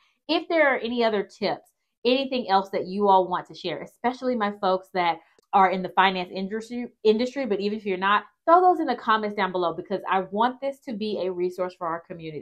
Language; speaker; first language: English; native; English